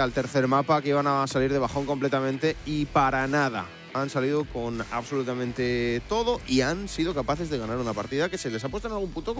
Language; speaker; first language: Spanish; native; Spanish